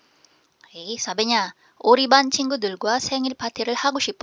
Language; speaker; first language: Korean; non-native, fluent; Filipino